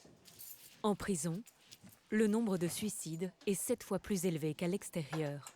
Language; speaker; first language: French; native; French